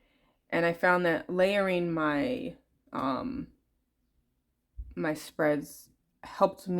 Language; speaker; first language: English; native; English